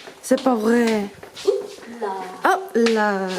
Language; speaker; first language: French; non-native, learner; Korean